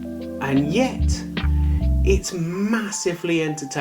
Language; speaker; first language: English; native; English